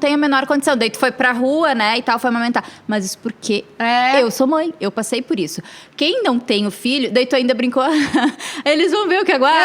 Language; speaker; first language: Portuguese; native; Portuguese